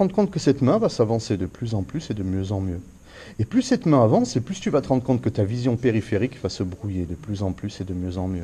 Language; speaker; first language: French; native; French